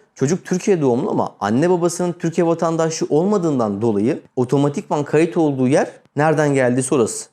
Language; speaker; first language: Turkish; native; Turkish